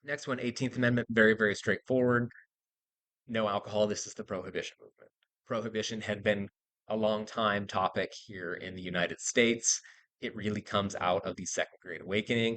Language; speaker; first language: English; native; English